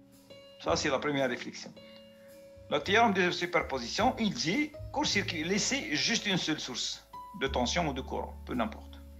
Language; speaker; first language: French; native; French